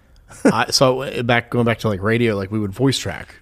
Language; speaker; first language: English; native; English